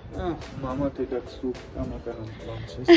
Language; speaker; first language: Indonesian; non-native, learner; French